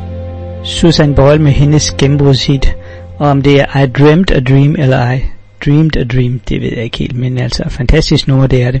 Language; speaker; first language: Danish; native; Danish